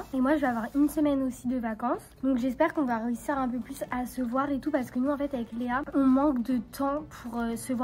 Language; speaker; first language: French; native; French